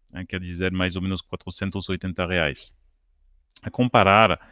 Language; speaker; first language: Portuguese; non-native, fluent; French